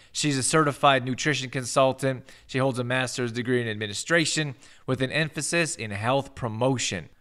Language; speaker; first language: English; native; English